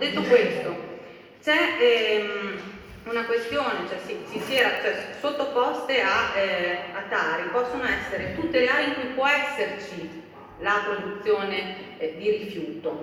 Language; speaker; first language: Italian; native; Italian